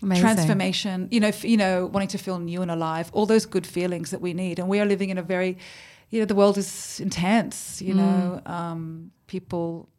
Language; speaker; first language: English; native; English